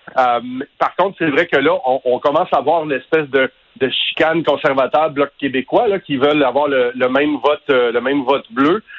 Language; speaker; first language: French; native; French